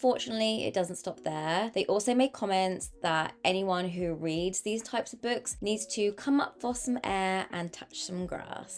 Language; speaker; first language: English; native; English